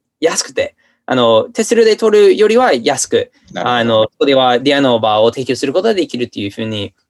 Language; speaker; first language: Japanese; non-native, fluent; English